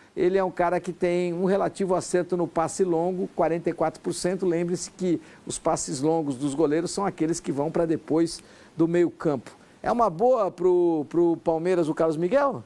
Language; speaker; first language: Portuguese; native; Portuguese